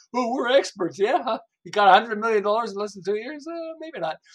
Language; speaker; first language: English; native; English